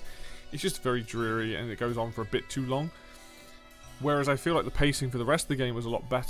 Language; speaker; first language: English; native; English